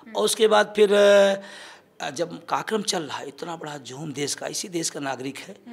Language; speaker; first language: Hindi; native; Hindi